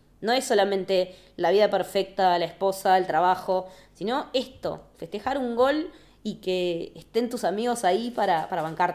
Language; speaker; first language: Spanish; native; Spanish